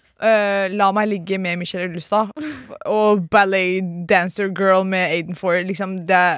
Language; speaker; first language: Norwegian; early bilingual, other home language; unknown